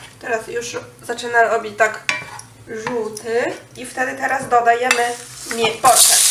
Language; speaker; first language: Polish; non-native, learner; Chinese